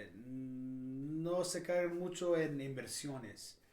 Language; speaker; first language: Spanish; early bilingual, heritage; Spanish